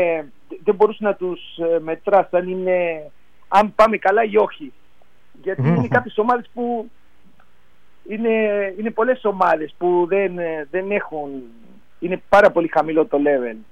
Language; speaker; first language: Greek; non-native, fluent; Spanish